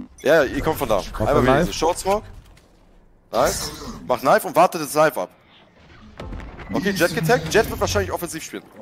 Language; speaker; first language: German; native; German